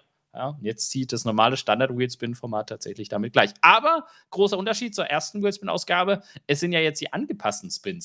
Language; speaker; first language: German; native; German